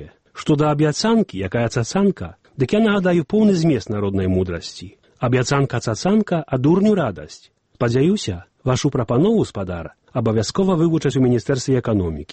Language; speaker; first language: Belarusian; native; Belarusian